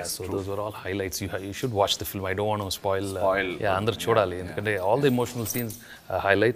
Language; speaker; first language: Telugu; native; Telugu